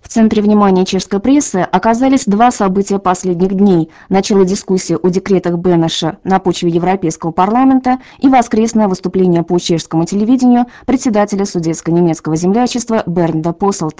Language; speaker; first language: Russian; native; Russian